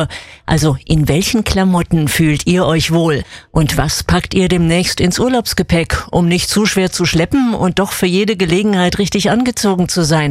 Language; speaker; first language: German; native; German